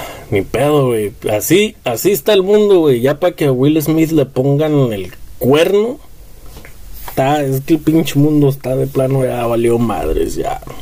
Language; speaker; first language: Spanish; early bilingual, heritage; Spanish